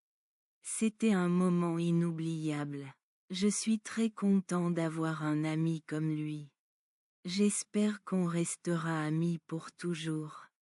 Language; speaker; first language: French; non-native, learner; Bangla